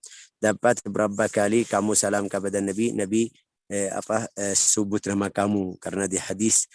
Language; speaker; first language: Indonesian; non-native, learner; Arabic